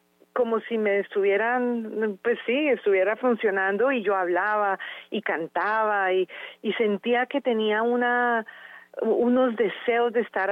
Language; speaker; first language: Spanish; native; Spanish